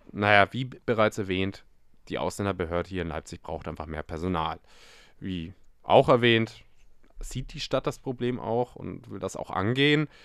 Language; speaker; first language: German; native; German